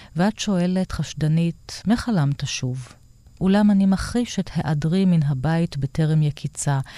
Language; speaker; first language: Hebrew; native; Hebrew